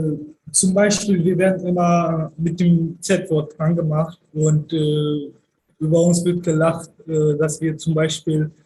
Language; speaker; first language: German; early bilingual, other home language; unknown